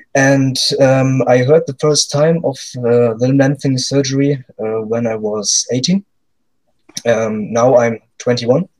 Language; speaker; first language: English; non-native, fluent; German